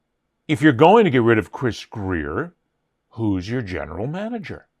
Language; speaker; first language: English; native; English